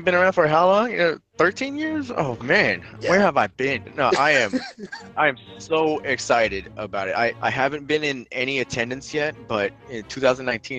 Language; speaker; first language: English; native; English